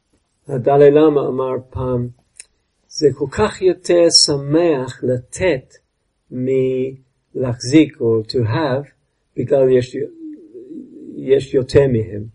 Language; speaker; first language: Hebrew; non-native, fluent; English